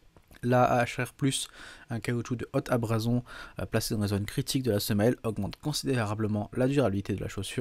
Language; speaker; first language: French; native; French